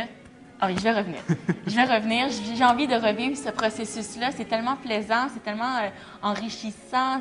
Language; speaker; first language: French; native; French